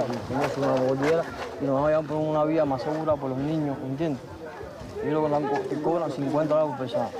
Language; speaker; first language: Spanish; native; Spanish